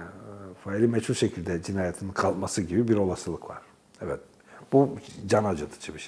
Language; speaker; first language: Turkish; non-native, local second language; Kurdish